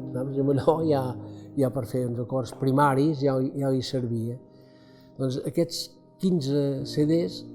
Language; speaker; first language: Catalan; native; Catalan